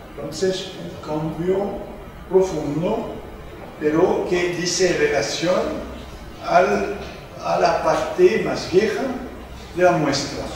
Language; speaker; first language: Spanish; non-native, fluent; French